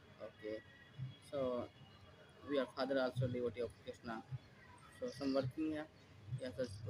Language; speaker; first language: English; non-native, learner; Hindi